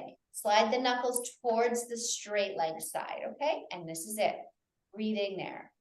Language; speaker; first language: English; native; English